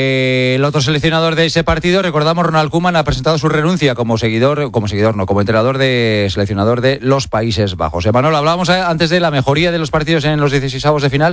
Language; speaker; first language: Spanish; native; Spanish